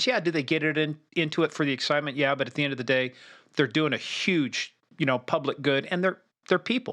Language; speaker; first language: English; native; English